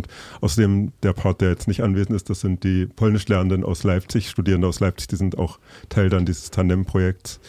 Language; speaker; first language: German; native; German